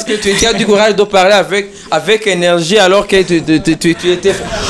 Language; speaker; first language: French; non-native, local second language; Rundi